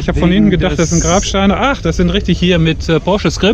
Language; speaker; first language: German; native; German